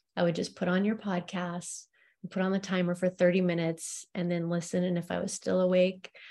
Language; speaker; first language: English; native; English